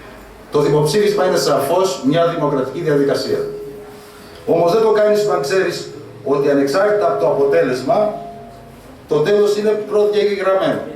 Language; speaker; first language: Greek; native; Greek